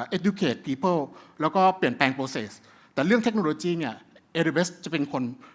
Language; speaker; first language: Thai; early bilingual, heritage; Thai